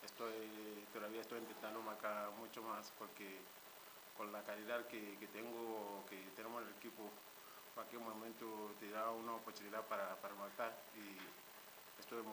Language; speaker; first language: Spanish; non-native, learner; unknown